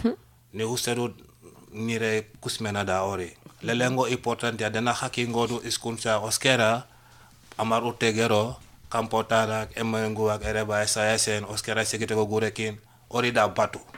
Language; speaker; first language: Basque; non-native, learner; Wolof